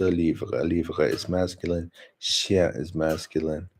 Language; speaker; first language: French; non-native, learner; English